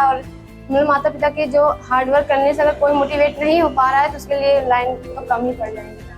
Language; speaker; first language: Hindi; native; Hindi